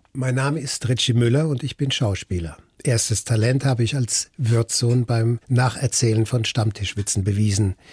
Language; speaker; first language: German; native; German